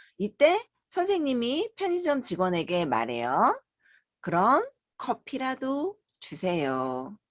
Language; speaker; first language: Korean; native; Korean